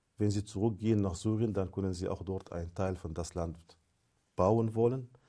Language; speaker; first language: German; non-native, fluent; Arabic